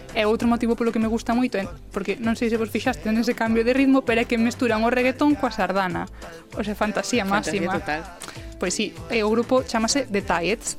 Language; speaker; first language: Galician; native; Galician